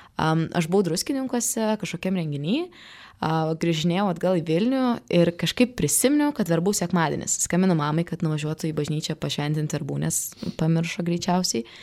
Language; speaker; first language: Lithuanian; native; Lithuanian